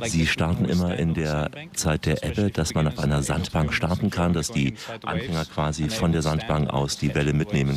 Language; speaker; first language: German; native; German